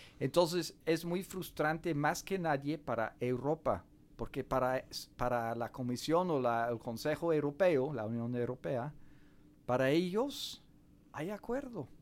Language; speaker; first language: Spanish; non-native, fluent; English